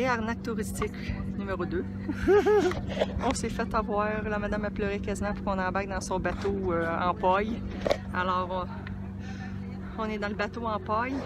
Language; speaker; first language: French; native; French